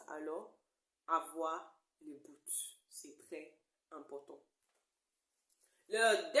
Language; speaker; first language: French; non-native, learner; English